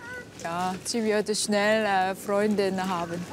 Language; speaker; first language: German; non-native, learner; Korean